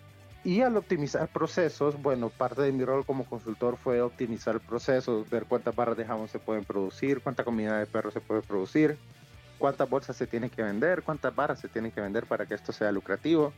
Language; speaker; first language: Spanish; native; Spanish